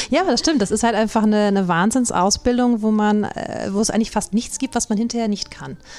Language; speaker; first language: German; native; German